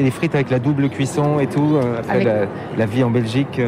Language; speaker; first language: French; native; French